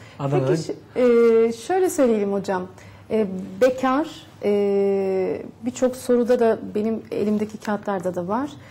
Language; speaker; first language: Turkish; native; Turkish